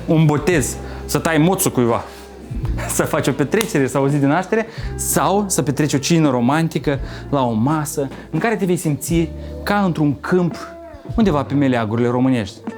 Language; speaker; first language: Romanian; native; Romanian